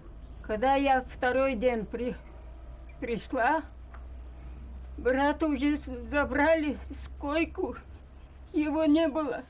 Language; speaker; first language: Russian; non-native, local second language; Crimean Tatar